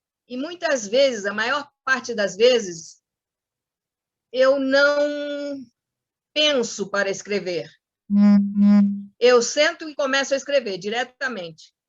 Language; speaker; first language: Portuguese; non-native, fluent; Spanish